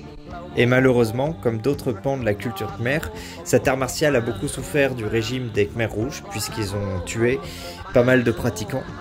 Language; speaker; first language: French; native; French